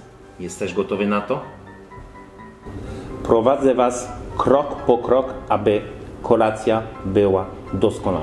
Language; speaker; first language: Polish; non-native, learner; French